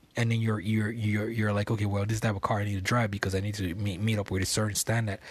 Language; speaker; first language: English; non-native, local second language; Yoruba